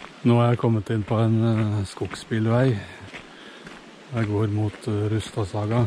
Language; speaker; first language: Norwegian; native; Norwegian